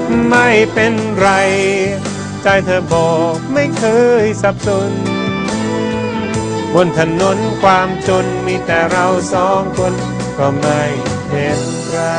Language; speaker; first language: Thai; non-native, fluent; Swedish